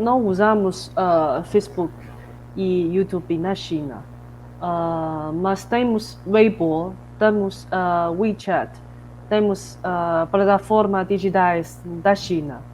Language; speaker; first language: Portuguese; non-native, fluent; Chinese